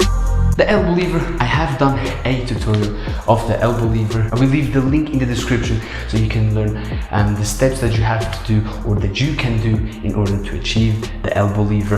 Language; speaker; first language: English; non-native, fluent; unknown